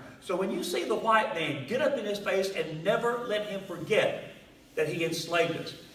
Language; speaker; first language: English; native; English